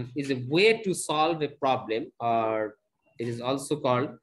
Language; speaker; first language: English; non-native, local second language; Bangla